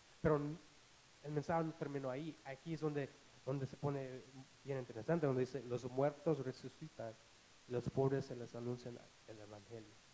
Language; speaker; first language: Spanish; non-native, fluent; English